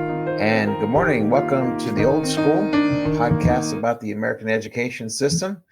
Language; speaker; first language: English; native; English